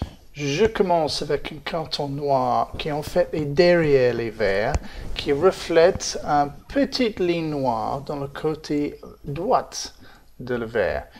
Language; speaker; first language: French; non-native, fluent; English